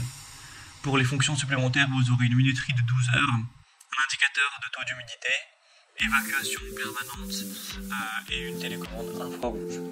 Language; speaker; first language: French; native; French